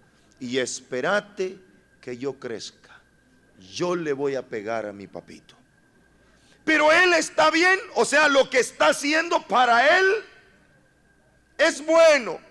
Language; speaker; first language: Spanish; native; Spanish